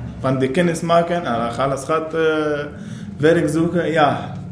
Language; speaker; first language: Dutch; non-native, learner; Arabic